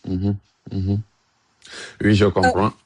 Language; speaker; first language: French; non-native, learner; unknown